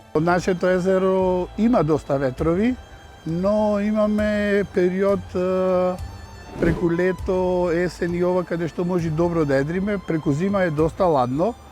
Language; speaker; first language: Macedonian; native; Macedonian